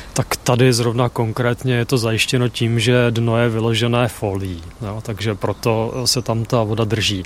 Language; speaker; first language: Czech; native; Czech